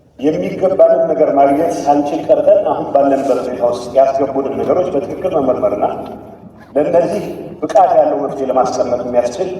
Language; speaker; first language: Amharic; non-native, local second language; Tigrinya